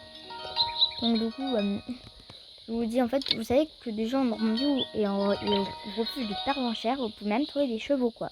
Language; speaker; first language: French; native; French